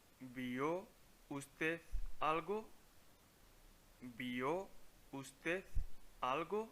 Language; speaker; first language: Spanish; non-native, fluent; Punjabi